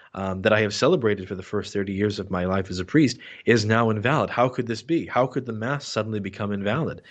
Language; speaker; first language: English; native; English